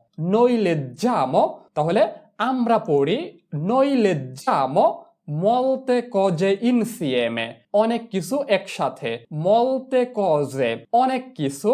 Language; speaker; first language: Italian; non-native, fluent; Bangla